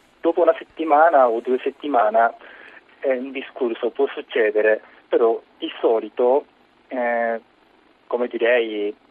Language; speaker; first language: Italian; non-native, learner; Japanese